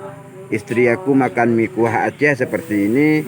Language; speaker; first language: Indonesian; non-native, local second language; Achinese